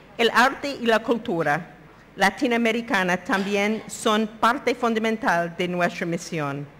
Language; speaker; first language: Spanish; non-native, fluent; English